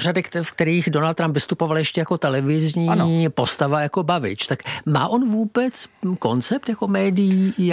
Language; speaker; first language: Czech; native; Czech